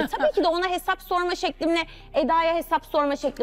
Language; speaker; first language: Turkish; native; Turkish